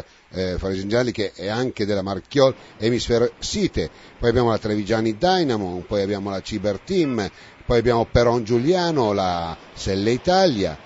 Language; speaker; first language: Italian; native; Italian